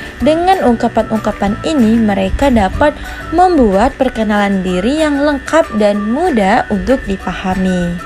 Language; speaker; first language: Indonesian; native; Indonesian